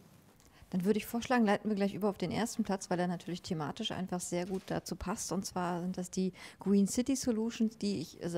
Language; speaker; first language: German; native; German